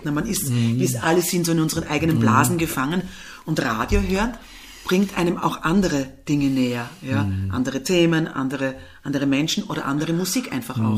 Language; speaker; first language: German; native; German